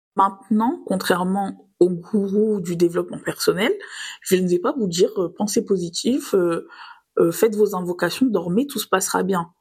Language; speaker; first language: French; native; French